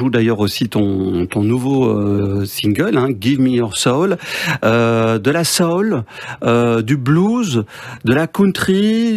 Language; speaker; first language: French; native; French